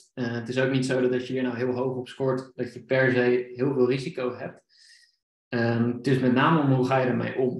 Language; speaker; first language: Dutch; native; Dutch